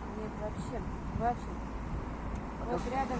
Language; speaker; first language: Russian; non-native, learner; Kyrgyz